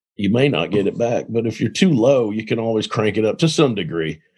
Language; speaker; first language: English; native; English